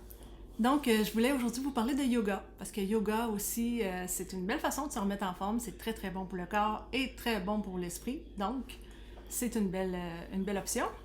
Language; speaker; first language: French; native; French